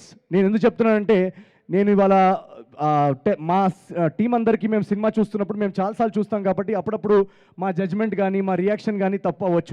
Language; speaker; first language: Telugu; native; Telugu